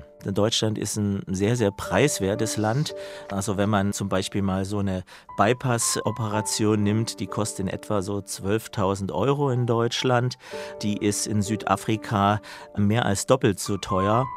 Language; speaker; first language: German; native; German